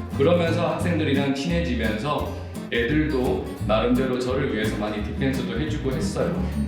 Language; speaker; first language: Korean; native; Korean